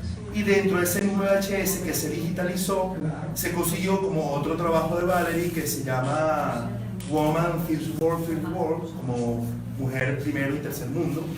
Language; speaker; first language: Spanish; native; Spanish